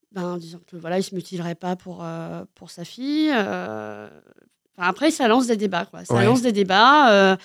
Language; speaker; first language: French; native; French